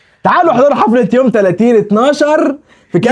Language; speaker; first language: Arabic; native; Arabic